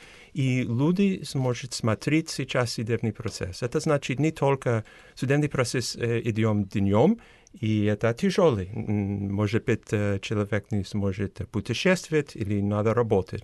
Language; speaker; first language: Russian; non-native, fluent; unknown